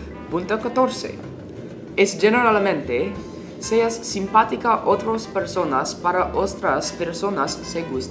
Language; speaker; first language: Spanish; non-native, learner; English